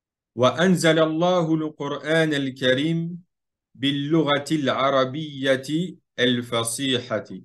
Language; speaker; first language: Arabic; non-native, fluent; French